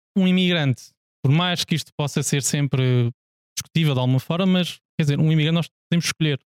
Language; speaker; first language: Portuguese; native; Portuguese